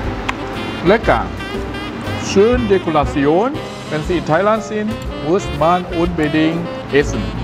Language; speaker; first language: German; non-native, learner; Thai